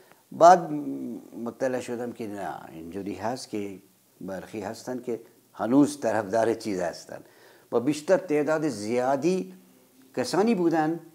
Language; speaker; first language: Persian; non-native, fluent; Urdu